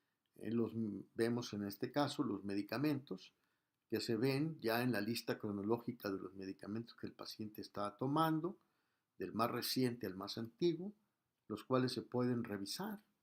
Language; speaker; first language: Spanish; native; Spanish